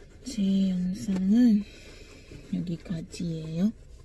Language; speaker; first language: Korean; non-native, learner; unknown